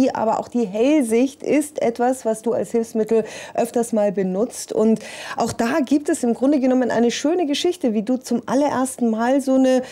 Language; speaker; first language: German; native; German